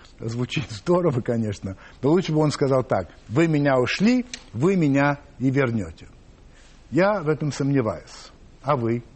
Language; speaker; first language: Russian; non-native, fluent; French